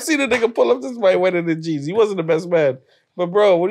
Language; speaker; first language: English; native; English